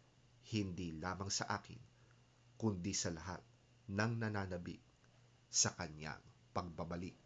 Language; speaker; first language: Filipino; native; Filipino